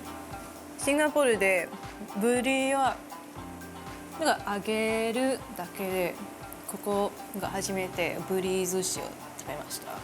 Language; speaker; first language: Japanese; non-native, learner; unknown